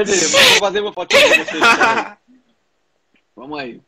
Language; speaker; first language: Portuguese; native; Portuguese